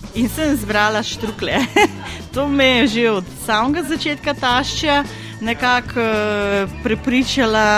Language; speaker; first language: Slovenian; non-native, fluent; Ukrainian